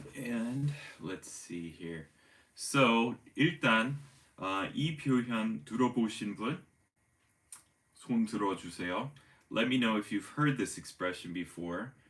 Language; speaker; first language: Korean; non-native, fluent; English